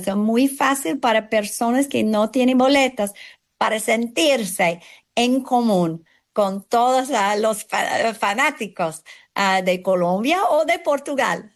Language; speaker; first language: Spanish; non-native, fluent; English